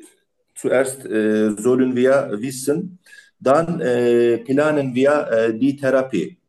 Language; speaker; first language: German; non-native, learner; Turkish